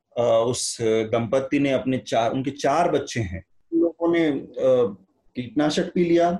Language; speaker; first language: Hindi; native; Hindi